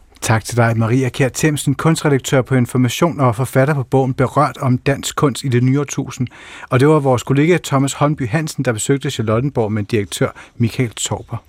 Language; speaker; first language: Danish; native; Danish